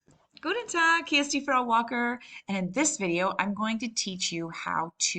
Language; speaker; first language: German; non-native, fluent; English